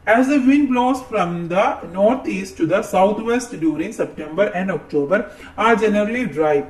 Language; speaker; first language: English; non-native, local second language; Malayalam